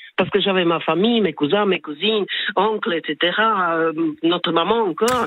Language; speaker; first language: French; non-native, fluent; Slovak